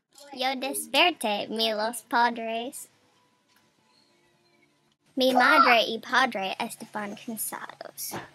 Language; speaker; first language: Spanish; non-native, learner; English